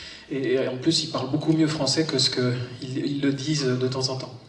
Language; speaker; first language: French; native; French